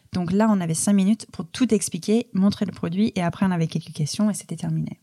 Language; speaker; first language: French; non-native, fluent; English